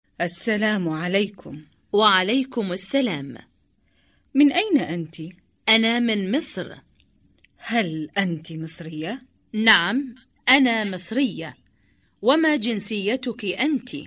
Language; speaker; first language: Arabic; non-native, learner; Indonesian